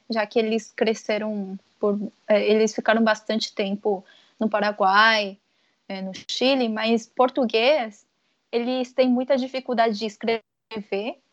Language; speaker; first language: Portuguese; early bilingual, other home language; Korean